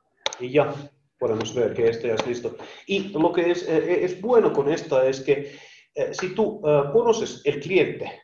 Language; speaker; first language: Spanish; non-native, learner; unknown